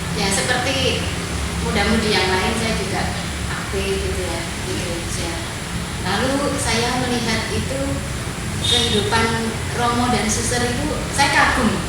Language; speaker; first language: Indonesian; native; Indonesian